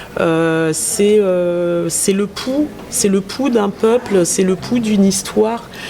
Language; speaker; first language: French; native; French